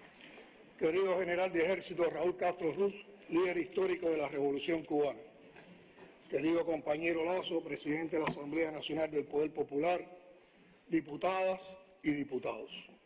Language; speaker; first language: Spanish; native; Spanish